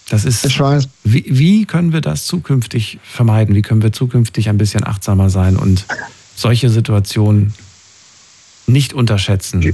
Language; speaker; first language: German; native; German